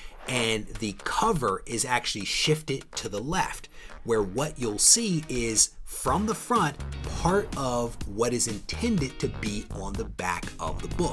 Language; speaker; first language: English; native; English